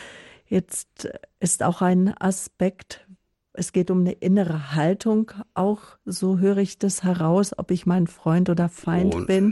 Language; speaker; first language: German; native; German